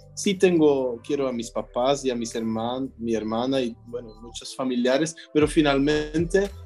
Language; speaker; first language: Spanish; non-native, fluent; French